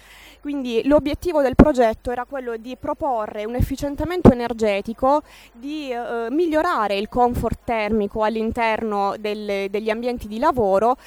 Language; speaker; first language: Italian; native; Italian